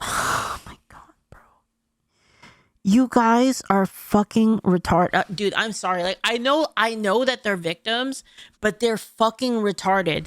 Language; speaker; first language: English; native; English